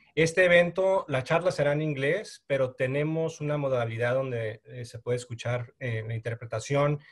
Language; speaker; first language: Spanish; native; Spanish